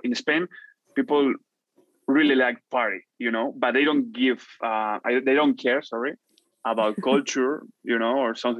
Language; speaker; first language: English; non-native, fluent; Spanish